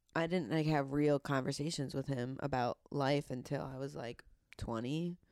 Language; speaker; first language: English; native; English